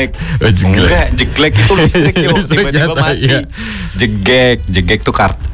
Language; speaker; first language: Indonesian; non-native, local second language; Javanese